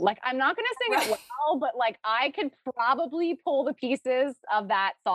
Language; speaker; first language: English; native; English